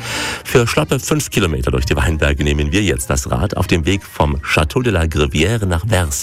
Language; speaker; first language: German; native; German